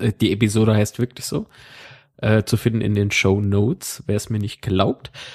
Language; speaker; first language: German; native; German